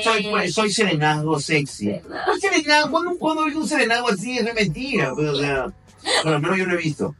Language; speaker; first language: Spanish; native; Spanish